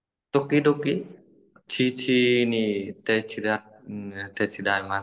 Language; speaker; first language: Japanese; non-native, learner; Vietnamese